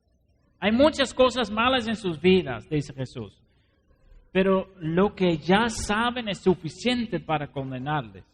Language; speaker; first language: Spanish; non-native, fluent; Dutch